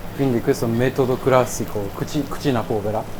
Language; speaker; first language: Italian; non-native, learner; Japanese